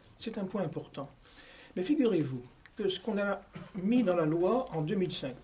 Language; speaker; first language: French; native; French